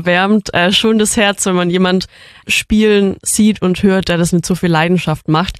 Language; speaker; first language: German; native; German